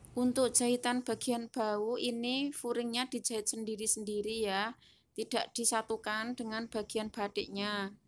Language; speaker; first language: Indonesian; native; Indonesian